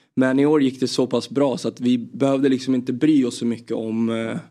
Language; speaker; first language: Swedish; native; Swedish